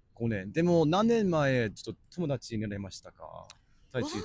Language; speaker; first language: Japanese; non-native, learner; English